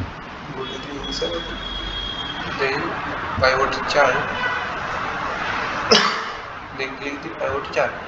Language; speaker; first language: English; non-native, learner; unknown